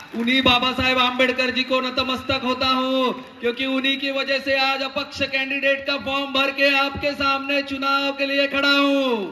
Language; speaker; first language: Hindi; non-native, local second language; Marathi